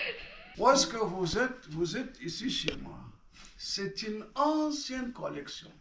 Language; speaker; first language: French; non-native, local second language; Arabic